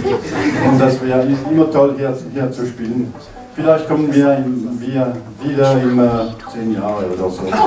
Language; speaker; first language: German; non-native, learner; French